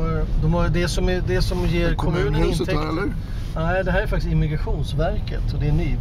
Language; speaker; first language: Swedish; native; Swedish